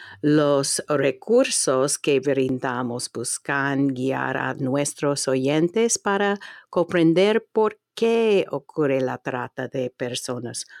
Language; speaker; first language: Spanish; non-native, fluent; English